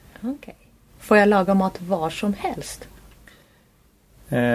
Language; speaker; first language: Swedish; non-native, learner; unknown